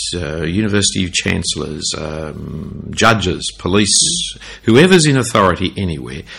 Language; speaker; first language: English; native; English